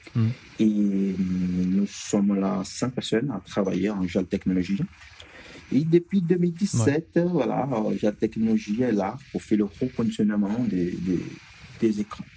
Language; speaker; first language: French; non-native, fluent; Portuguese